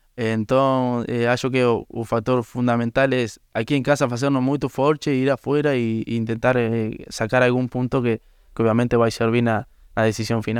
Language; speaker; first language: Portuguese; non-native, learner; Spanish